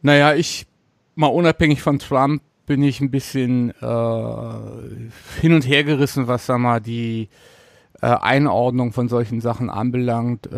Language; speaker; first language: German; native; German